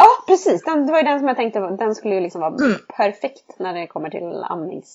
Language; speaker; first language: Swedish; native; Swedish